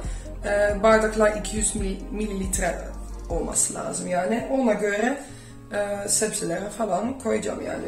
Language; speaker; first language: Turkish; non-native, fluent; Dutch